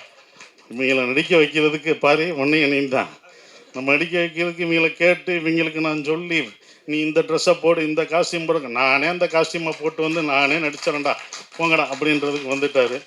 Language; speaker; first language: Tamil; native; Tamil